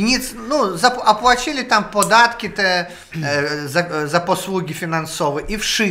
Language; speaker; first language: Polish; non-native, learner; Russian